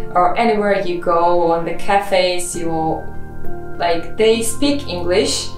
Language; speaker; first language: English; non-native, fluent; Georgian